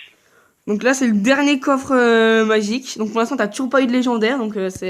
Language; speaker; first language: French; native; French